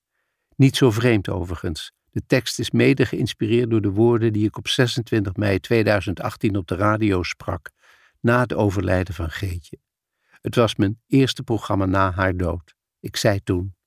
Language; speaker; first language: Dutch; native; Dutch